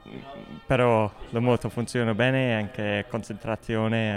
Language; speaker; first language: Italian; non-native, learner; English